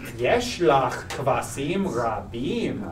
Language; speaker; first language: Hebrew; non-native, fluent; English